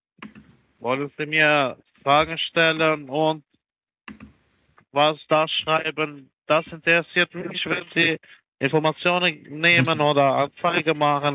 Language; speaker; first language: German; non-native, learner; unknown